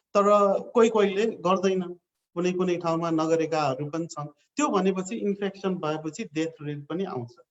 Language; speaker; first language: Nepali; native; Nepali